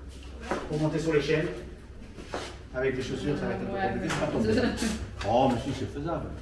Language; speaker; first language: French; native; French